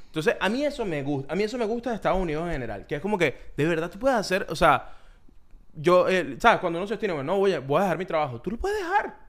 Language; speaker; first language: Spanish; native; Spanish